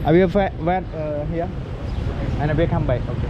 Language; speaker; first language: English; non-native, learner; Khmer